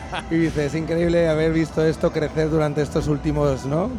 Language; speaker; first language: Spanish; native; Spanish